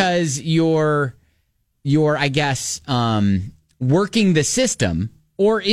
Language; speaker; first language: English; native; English